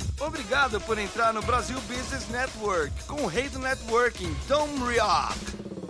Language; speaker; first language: Portuguese; non-native, fluent; English